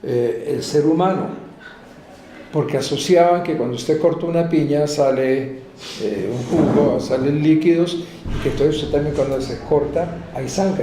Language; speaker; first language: Spanish; native; Spanish